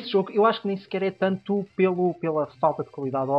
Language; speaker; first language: Portuguese; native; Portuguese